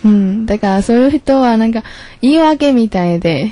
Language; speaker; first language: Japanese; non-native, learner; Chinese